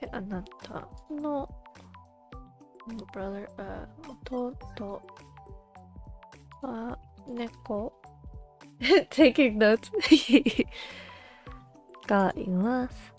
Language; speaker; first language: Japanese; non-native, learner; English